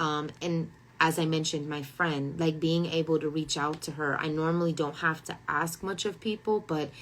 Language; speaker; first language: English; native; English